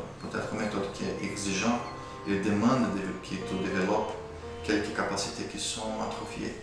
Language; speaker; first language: French; non-native, fluent; Portuguese